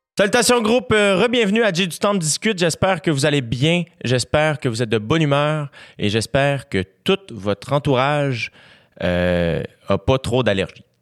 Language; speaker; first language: French; native; French